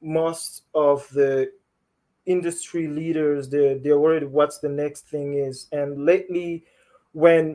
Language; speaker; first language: English; non-native, local second language; Kinyarwanda